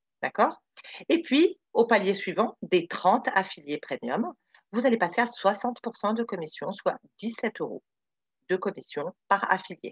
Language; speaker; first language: French; native; French